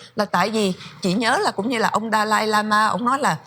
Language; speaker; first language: Vietnamese; early bilingual, other home language; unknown